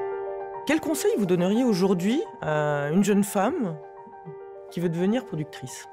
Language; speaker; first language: French; native; French